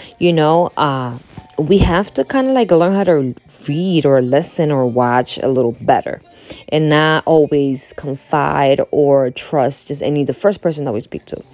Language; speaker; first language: English; early bilingual, other home language; Spanish